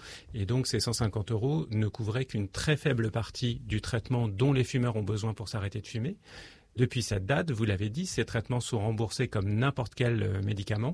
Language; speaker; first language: French; native; French